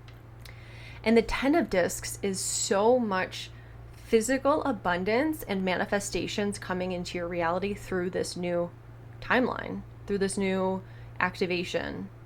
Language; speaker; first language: English; native; English